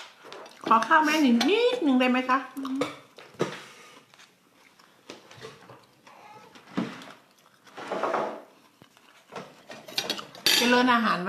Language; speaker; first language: Thai; native; Thai